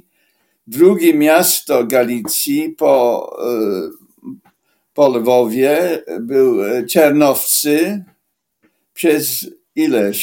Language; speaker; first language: Polish; non-native, fluent; English